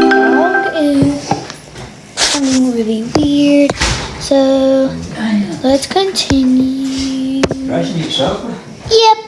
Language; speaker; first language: English; native; English